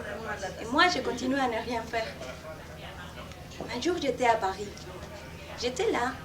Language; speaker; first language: French; non-native, fluent; Spanish